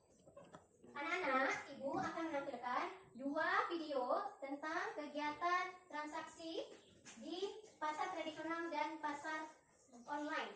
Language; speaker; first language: Indonesian; native; Indonesian